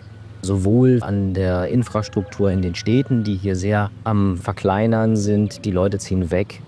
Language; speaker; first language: German; native; German